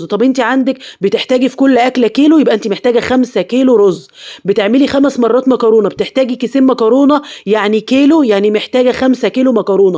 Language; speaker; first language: Arabic; native; Arabic